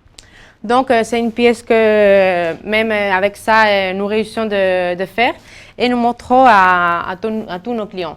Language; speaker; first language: French; non-native, fluent; Spanish